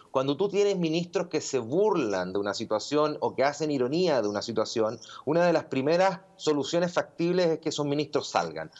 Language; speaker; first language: Spanish; native; Spanish